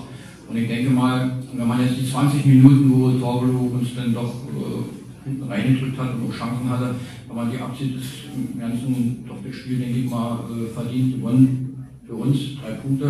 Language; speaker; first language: German; native; German